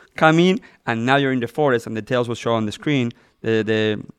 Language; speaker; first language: English; non-native, fluent; Spanish